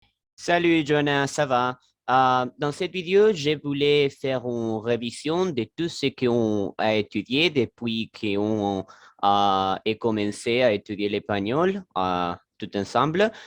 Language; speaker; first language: French; non-native, learner; Spanish